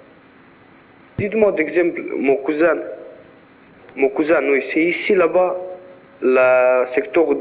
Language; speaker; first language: French; non-native, learner; Romanian